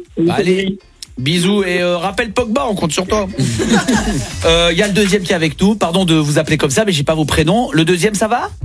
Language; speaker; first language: French; native; French